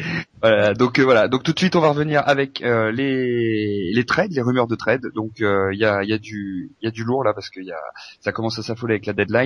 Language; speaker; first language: French; native; French